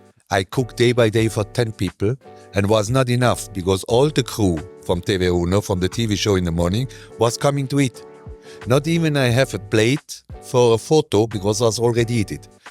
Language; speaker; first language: English; non-native, learner; German